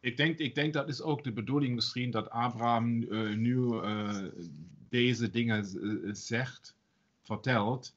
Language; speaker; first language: Dutch; non-native, learner; German